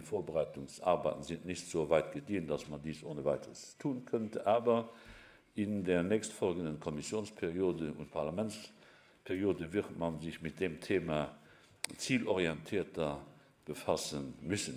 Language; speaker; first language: German; non-native, local second language; Luxembourgish